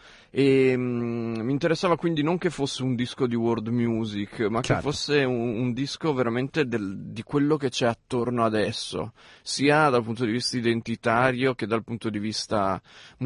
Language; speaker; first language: Italian; native; Italian